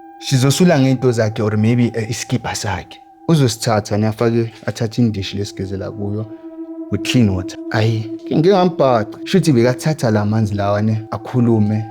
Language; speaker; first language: Zulu; native; Zulu